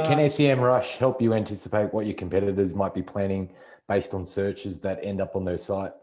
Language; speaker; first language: English; native; English